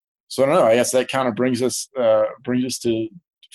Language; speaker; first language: English; native; English